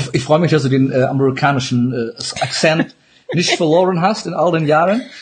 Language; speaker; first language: German; native; German